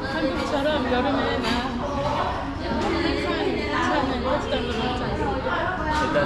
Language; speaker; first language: Korean; non-native, learner; French